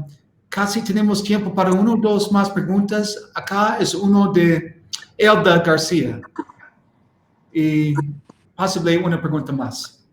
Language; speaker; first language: Spanish; non-native, learner; English